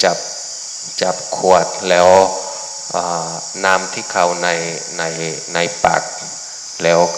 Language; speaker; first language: Thai; non-native, fluent; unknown